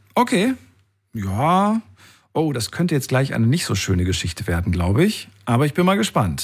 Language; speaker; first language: German; native; German